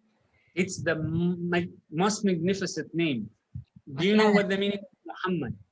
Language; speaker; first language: English; non-native, learner; Arabic